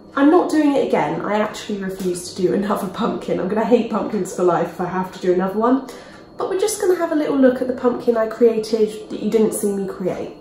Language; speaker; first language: English; native; English